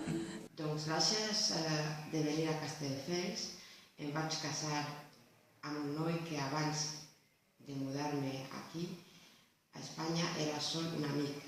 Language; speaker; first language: Catalan; non-native, local second language; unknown